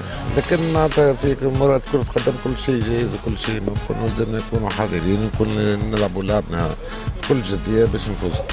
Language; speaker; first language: Arabic; native; Arabic